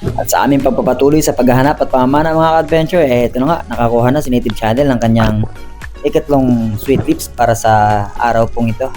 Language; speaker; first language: Filipino; non-native, local second language; Cebuano